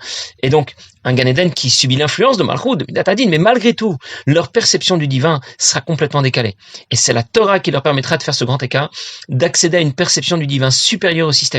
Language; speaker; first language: French; native; French